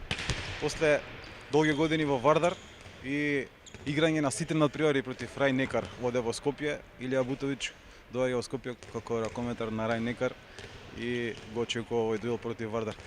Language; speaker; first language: Macedonian; native; Macedonian